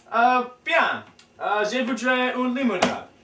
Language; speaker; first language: French; non-native, learner; English